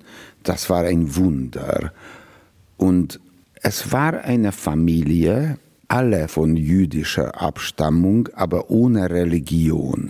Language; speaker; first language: German; non-native, fluent; Hungarian